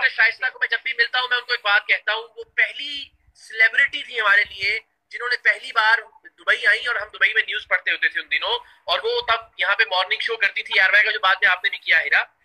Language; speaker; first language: Urdu; native; Urdu